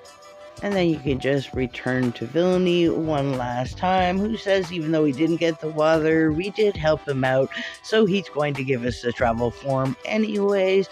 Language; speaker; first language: English; native; English